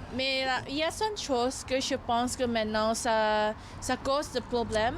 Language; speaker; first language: French; non-native, learner; Thai